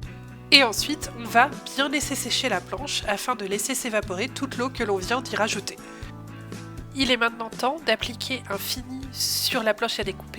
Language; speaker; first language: French; native; French